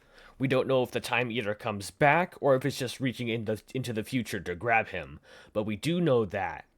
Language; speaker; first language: English; native; English